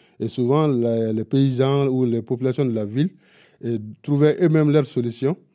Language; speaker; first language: French; non-native, local second language; Bambara